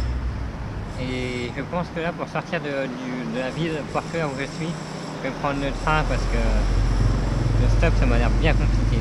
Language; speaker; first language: French; native; French